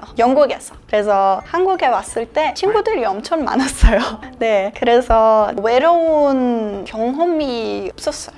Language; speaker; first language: Korean; non-native, learner; Serbian